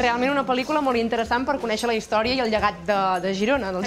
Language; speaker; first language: Catalan; native; Catalan